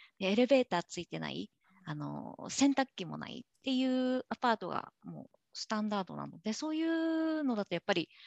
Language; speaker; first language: Japanese; native; Japanese